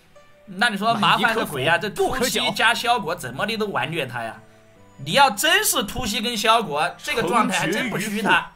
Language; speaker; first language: Chinese; native; Chinese